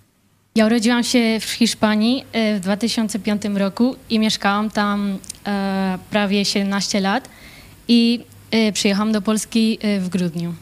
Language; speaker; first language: Polish; early bilingual, heritage; Polish